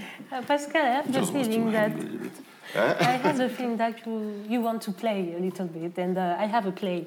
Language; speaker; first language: English; non-native, learner; French